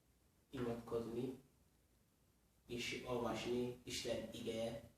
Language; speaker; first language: Hungarian; non-native, learner; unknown